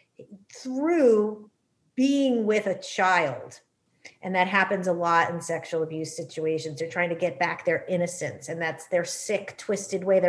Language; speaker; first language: English; native; English